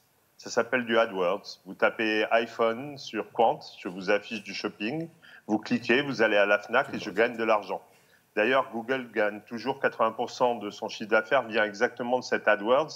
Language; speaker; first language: French; native; French